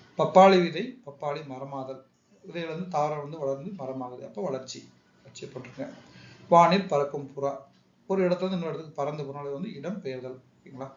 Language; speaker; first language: Tamil; native; Tamil